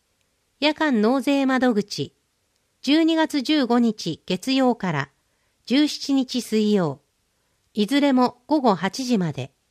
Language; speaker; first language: Japanese; native; Japanese